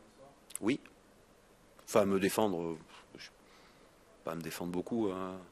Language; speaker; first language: French; native; French